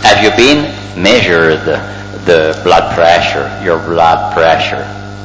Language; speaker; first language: English; non-native, fluent; Italian